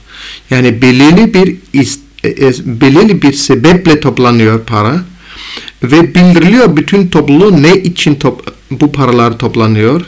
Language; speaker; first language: Turkish; non-native, fluent; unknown